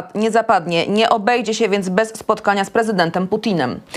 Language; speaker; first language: Polish; native; Polish